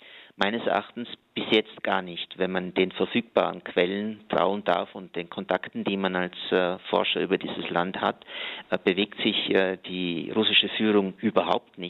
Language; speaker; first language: German; native; German